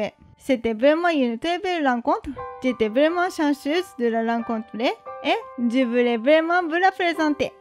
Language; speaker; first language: French; non-native, fluent; Japanese